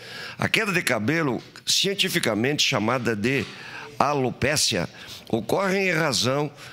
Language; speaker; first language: Portuguese; native; Portuguese